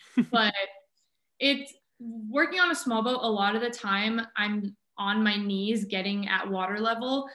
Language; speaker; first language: English; native; English